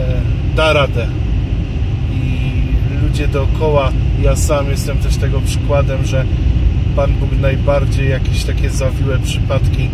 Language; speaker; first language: Polish; native; Polish